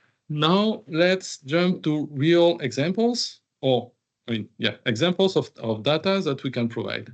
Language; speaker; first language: English; non-native, fluent; French